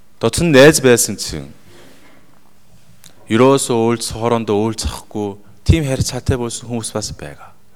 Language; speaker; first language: Mongolian; non-native, fluent; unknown